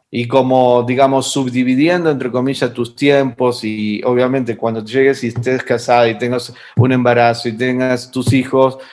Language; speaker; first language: Spanish; native; Spanish